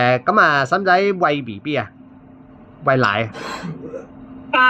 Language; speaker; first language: Cantonese; native; Cantonese